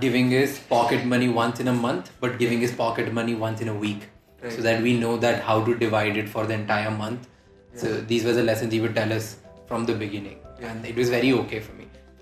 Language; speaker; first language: English; non-native, local second language; Hindi